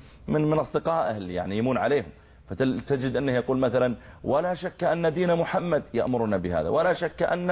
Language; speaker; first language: Arabic; native; Arabic